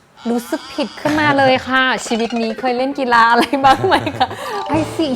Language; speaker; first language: Thai; native; Thai